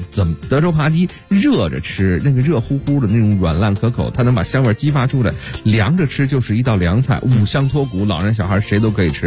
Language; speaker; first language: Chinese; native; Chinese